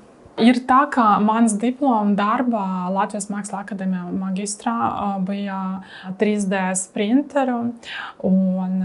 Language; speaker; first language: Latvian; non-native, learner; Russian